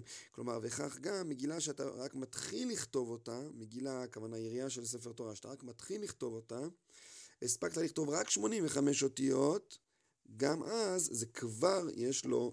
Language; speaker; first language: Hebrew; native; Hebrew